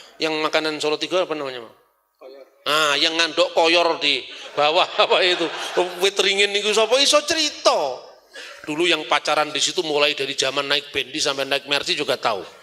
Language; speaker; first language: Indonesian; non-native, local second language; Javanese